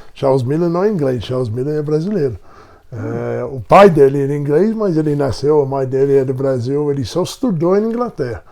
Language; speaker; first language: Portuguese; non-native, fluent; English